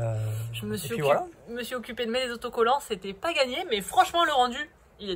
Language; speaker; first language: French; native; French